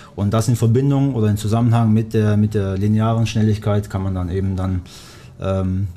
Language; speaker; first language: German; early bilingual, other home language; Albanian